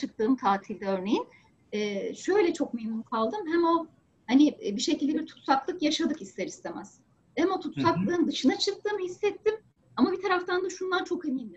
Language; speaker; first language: Turkish; native; Turkish